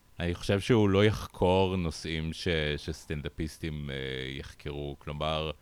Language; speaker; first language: Hebrew; early bilingual, other home language; Russian